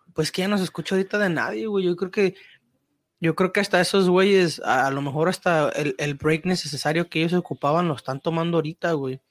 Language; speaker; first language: Spanish; native; Spanish